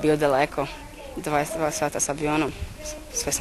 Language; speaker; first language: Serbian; early bilingual, heritage; Serbian